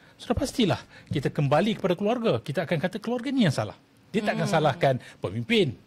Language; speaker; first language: Malay; non-native, local second language; Tamil